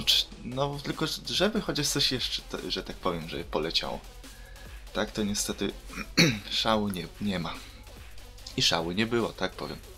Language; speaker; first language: Polish; native; Polish